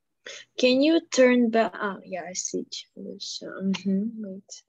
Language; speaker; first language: English; non-native, fluent; Ukrainian